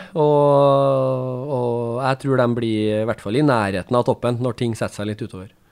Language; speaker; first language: Norwegian; native; Norwegian